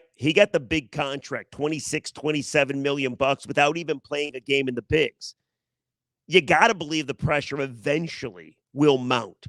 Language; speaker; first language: English; native; English